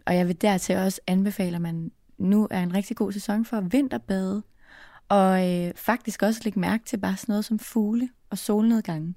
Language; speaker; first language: Danish; native; Danish